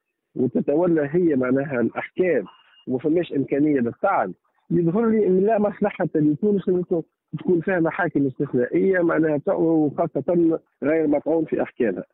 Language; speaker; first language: Arabic; native; Arabic